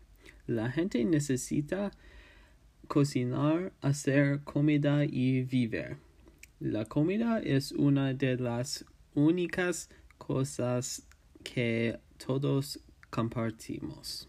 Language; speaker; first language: Spanish; non-native, learner; English